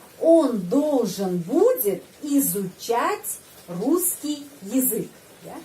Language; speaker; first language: Russian; non-native, fluent; Indonesian